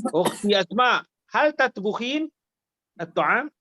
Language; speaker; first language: Arabic; non-native, fluent; Malay